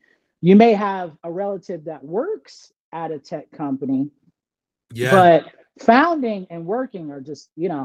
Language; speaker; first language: English; native; English